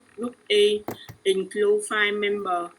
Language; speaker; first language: English; non-native, learner; Vietnamese